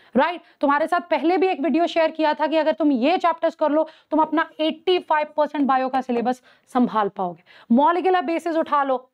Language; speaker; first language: Hindi; native; Hindi